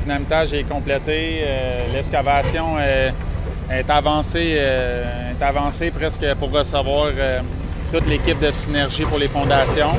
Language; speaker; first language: French; native; French